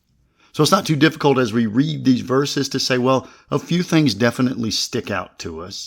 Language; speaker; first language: English; native; English